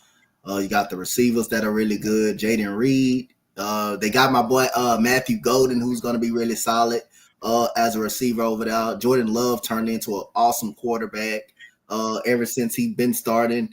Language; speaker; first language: English; native; English